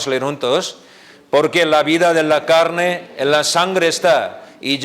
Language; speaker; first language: Spanish; non-native, learner; Korean